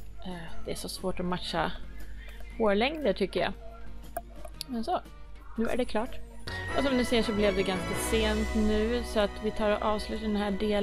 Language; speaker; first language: Swedish; native; Swedish